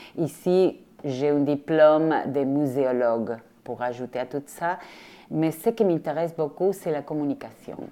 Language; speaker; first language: French; non-native, fluent; Spanish